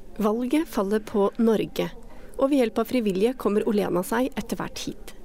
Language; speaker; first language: Norwegian; native; Norwegian